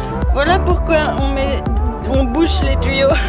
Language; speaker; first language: French; native; French